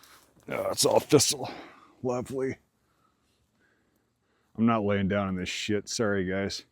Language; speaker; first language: English; native; English